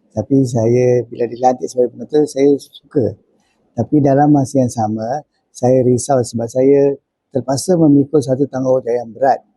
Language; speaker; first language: Malay; non-native, local second language; Tamil